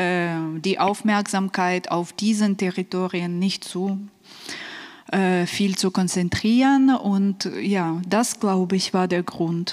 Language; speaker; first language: German; non-native, fluent; Ukrainian